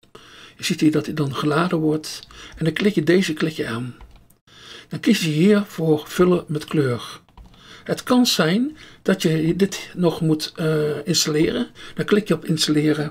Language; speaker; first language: Dutch; native; Dutch